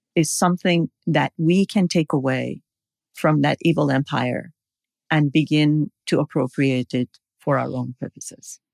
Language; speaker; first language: English; non-native, fluent; Persian